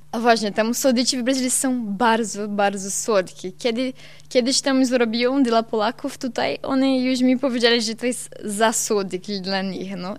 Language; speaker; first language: Polish; non-native, learner; Portuguese